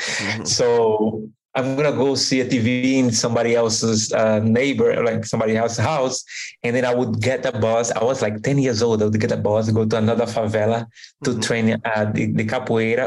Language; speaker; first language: English; non-native, fluent; Portuguese